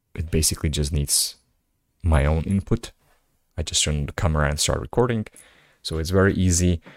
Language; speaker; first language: English; non-native, fluent; Slovak